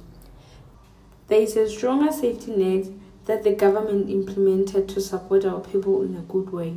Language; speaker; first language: English; non-native, local second language; Northern Sotho